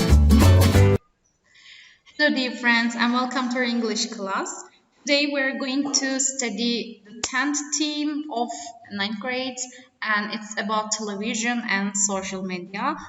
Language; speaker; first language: English; non-native, fluent; Turkish